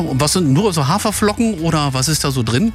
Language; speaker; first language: German; native; German